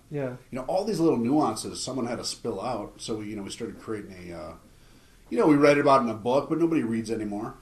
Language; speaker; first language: English; native; English